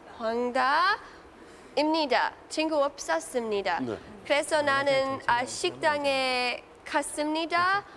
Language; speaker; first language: Korean; non-native, learner; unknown